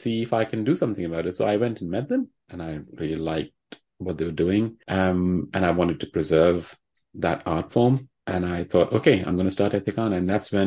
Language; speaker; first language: English; non-native, local second language; Hindi